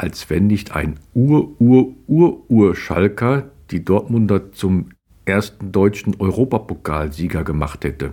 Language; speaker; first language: German; native; German